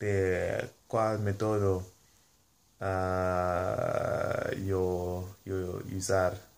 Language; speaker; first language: Spanish; non-native, learner; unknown